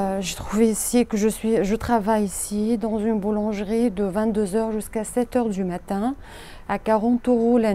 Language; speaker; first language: French; non-native, learner; Arabic